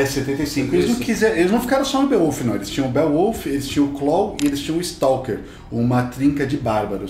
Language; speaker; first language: Portuguese; native; Portuguese